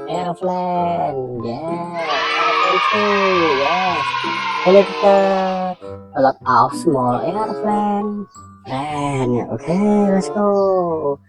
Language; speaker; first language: English; non-native, learner; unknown